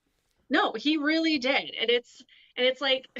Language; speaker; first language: English; native; English